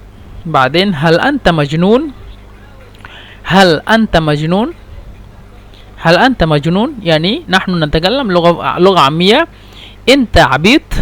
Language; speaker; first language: Arabic; non-native, fluent; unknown